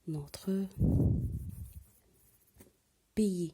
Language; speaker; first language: French; non-native, local second language; Arabic